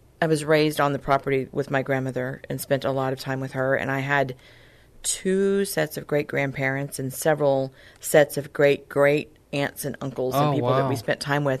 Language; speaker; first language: English; native; English